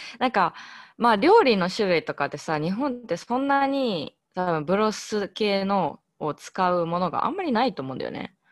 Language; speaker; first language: Japanese; native; Japanese